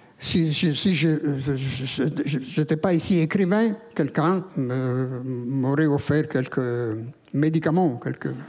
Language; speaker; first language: French; non-native, fluent; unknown